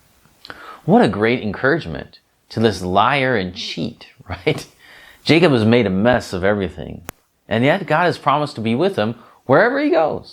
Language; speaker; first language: English; native; English